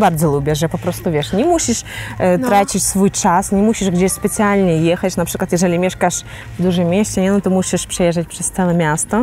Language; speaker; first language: Polish; non-native, fluent; Ukrainian